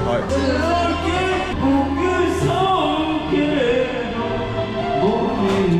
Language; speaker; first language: Korean; native; Korean